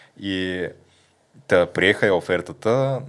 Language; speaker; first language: Bulgarian; native; Bulgarian